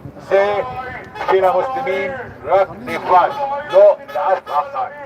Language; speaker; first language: Hebrew; non-native, local second language; Arabic